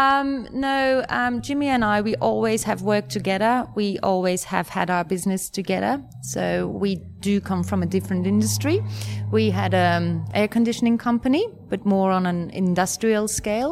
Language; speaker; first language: English; non-native, fluent; Dutch